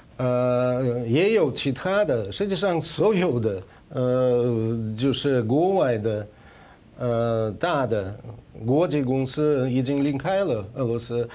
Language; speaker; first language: Chinese; non-native, fluent; Russian